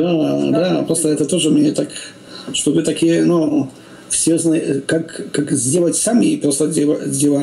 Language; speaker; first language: Russian; non-native, learner; Polish